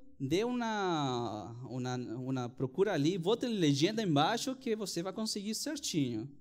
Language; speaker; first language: Portuguese; non-native, fluent; Spanish